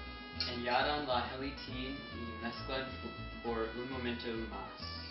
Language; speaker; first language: Spanish; non-native, learner; English